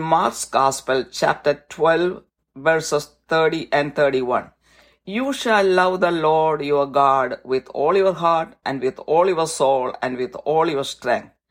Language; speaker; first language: English; non-native, local second language; Malayalam